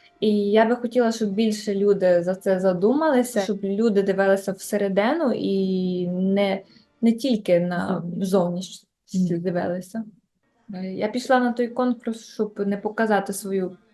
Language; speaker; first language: Ukrainian; early bilingual, heritage; Ukrainian